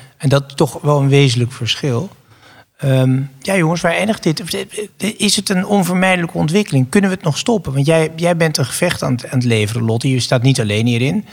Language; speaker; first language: Dutch; native; Dutch